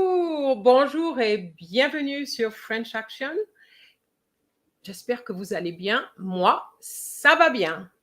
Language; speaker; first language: French; non-native, fluent; English